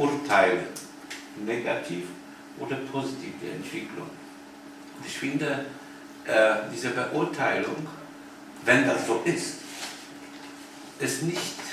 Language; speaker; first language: German; non-native, fluent; Polish